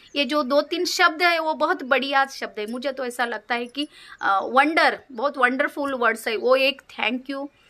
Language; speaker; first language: Hindi; non-native, local second language; Kannada